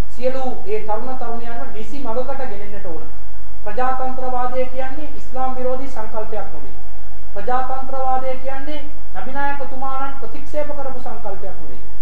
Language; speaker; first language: Sinhala; non-native, local second language; Tamil